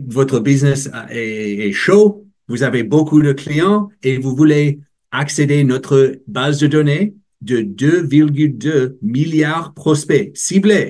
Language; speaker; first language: French; non-native, learner; English